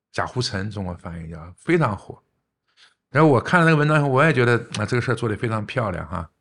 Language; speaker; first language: Chinese; native; Chinese